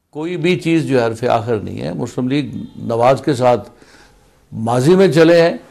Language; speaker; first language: Urdu; native; Urdu